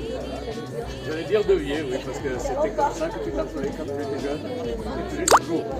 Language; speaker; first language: French; native; French